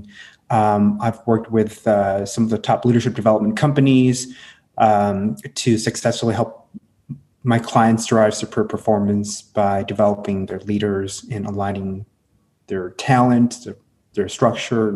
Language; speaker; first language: English; early bilingual, other home language; Hmong